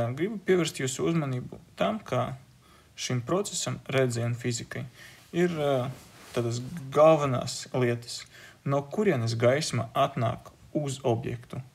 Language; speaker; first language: Latvian; non-native, local second language; Russian